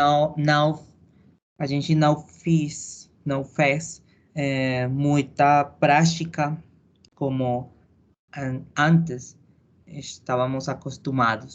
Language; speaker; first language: Portuguese; non-native, learner; Spanish